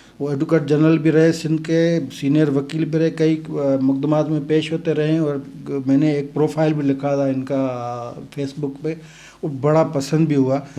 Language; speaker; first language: Urdu; non-native, local second language; Sindhi